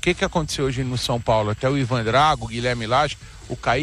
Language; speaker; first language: Portuguese; native; Portuguese